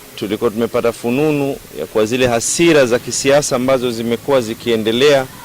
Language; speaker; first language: Swahili; native; Swahili